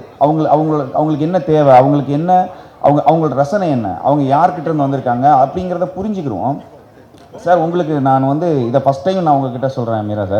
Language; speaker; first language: Tamil; native; Tamil